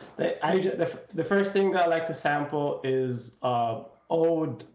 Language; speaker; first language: English; non-native, local second language; Nyanja